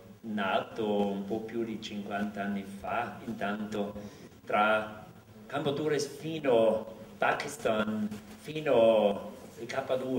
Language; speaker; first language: Italian; non-native, local second language; German